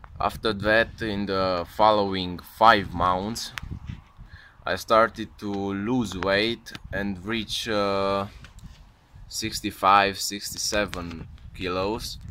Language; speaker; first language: English; non-native, learner; Romanian